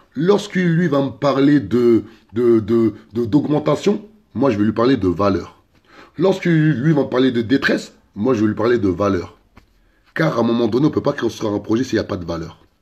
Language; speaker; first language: French; early bilingual, other home language; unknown